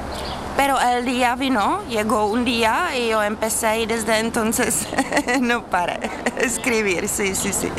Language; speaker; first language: Spanish; non-native, learner; Czech